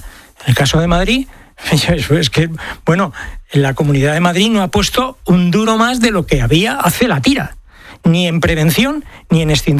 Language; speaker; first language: Spanish; native; Spanish